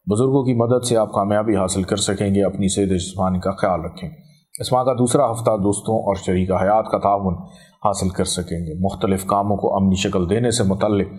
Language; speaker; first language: Urdu; native; Urdu